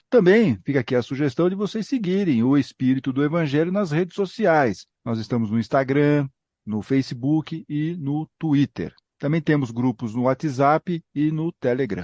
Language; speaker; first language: Portuguese; native; Portuguese